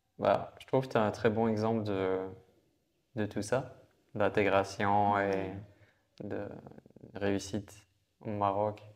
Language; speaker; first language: French; native; French